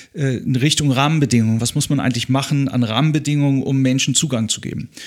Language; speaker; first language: German; native; German